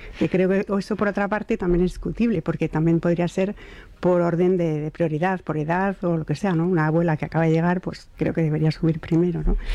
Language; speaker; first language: Spanish; non-native, fluent; French